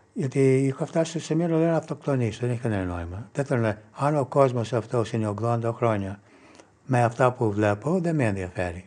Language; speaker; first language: Greek; non-native, fluent; English